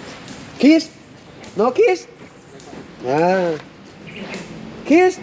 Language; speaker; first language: English; non-native, learner; Thai